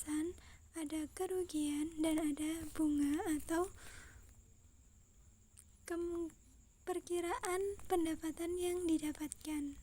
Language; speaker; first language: Indonesian; native; Indonesian